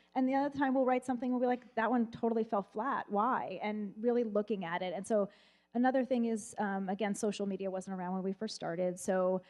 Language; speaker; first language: English; native; English